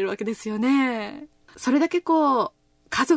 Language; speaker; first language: Japanese; native; Japanese